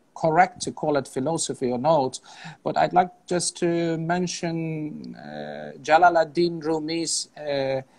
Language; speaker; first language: English; non-native, fluent; Azerbaijani